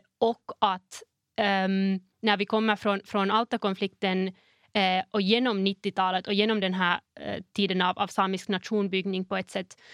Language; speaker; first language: Swedish; native; Swedish